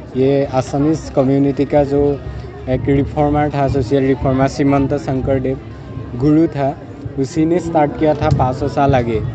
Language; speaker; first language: Hindi; non-native, local second language; Assamese